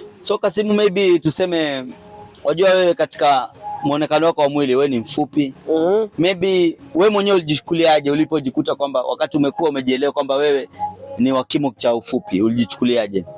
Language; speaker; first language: Swahili; non-native, local second language; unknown